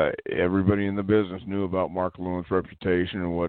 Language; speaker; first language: English; native; English